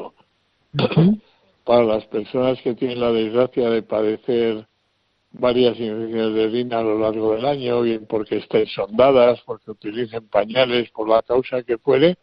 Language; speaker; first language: Spanish; native; Spanish